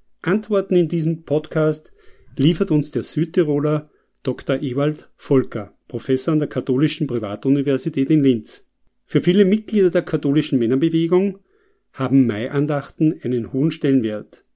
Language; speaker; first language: German; native; German